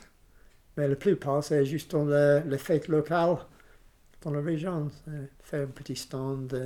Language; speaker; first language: French; non-native, learner; English